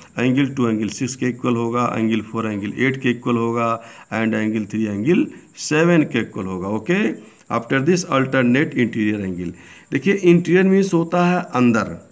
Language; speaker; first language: Hindi; native; Hindi